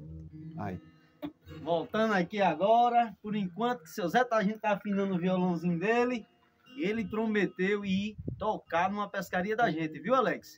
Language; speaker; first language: Portuguese; native; Portuguese